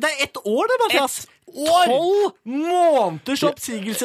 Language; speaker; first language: Norwegian; native; Norwegian